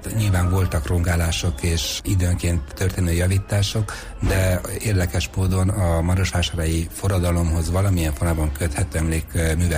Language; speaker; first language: Hungarian; native; Hungarian